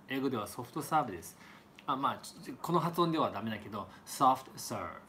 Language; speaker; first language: Japanese; native; Japanese